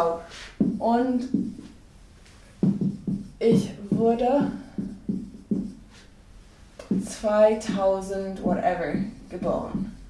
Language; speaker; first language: German; non-native, fluent; English